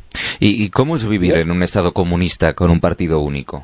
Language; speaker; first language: Spanish; native; Spanish